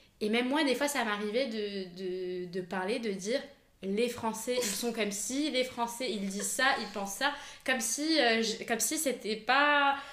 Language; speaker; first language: French; native; French